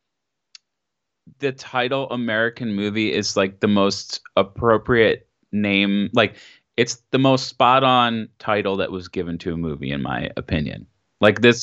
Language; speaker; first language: English; native; English